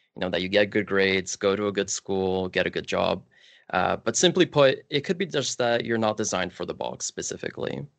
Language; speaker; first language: English; early bilingual, other home language; Polish